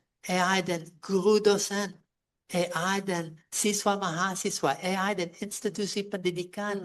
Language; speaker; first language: Indonesian; non-native, fluent; English